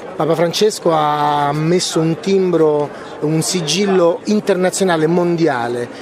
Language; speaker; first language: Italian; native; Italian